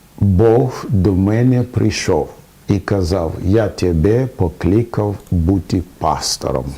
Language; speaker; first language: Ukrainian; non-native, fluent; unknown